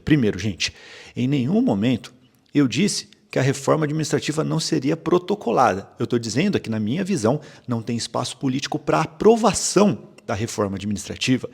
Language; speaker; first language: Portuguese; native; Portuguese